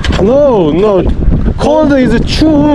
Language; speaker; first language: English; non-native, learner; Korean